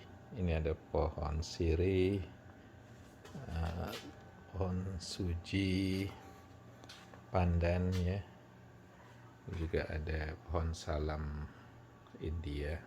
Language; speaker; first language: Indonesian; native; Indonesian